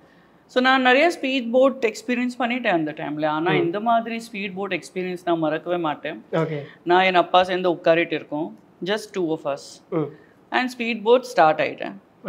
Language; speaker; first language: Tamil; non-native, learner; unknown